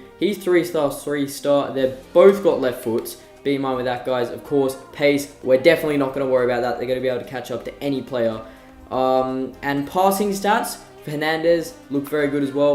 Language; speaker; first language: English; native; English